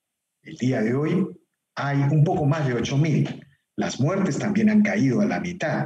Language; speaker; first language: Spanish; native; Spanish